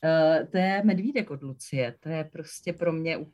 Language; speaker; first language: Czech; native; Czech